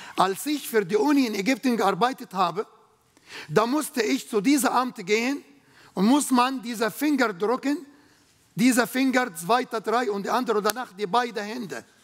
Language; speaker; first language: German; non-native, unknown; Arabic